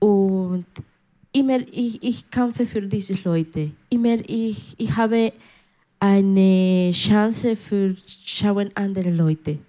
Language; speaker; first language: German; non-native, learner; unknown